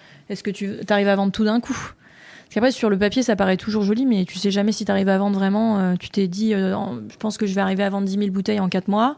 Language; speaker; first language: French; native; French